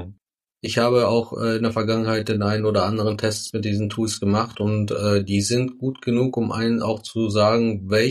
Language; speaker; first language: German; native; German